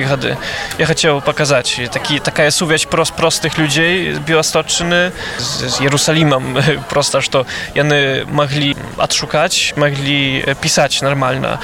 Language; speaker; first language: Polish; non-native, local second language; Belarusian